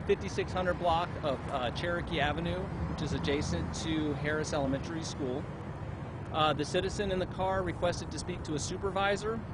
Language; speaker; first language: English; native; English